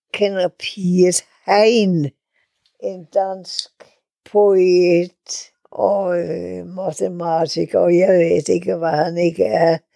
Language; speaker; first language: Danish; native; Danish